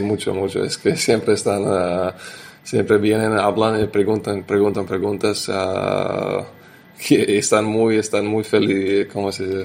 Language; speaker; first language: Spanish; non-native, learner; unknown